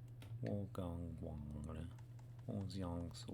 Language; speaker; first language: Chinese; non-native, learner; English